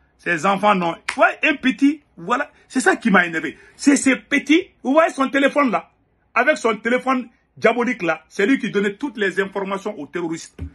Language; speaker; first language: French; non-native, local second language; Bambara